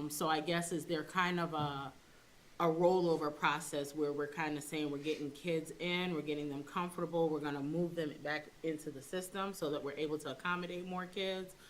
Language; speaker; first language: English; native; English